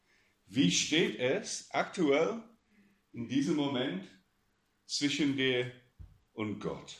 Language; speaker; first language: German; non-native, fluent; English